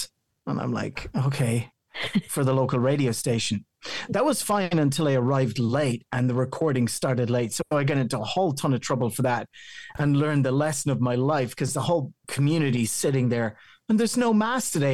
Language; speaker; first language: English; native; English